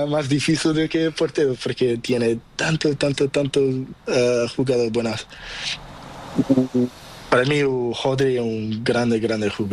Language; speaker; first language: Spanish; non-native, learner; Portuguese